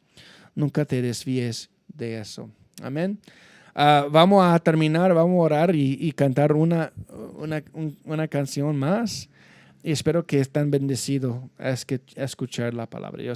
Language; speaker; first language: Spanish; non-native, fluent; English